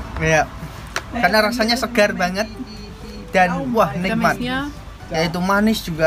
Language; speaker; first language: Indonesian; non-native, local second language; Javanese